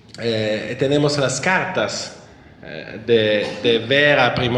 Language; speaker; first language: Spanish; non-native, fluent; Italian